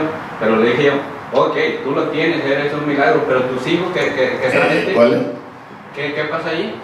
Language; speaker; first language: Spanish; native; Spanish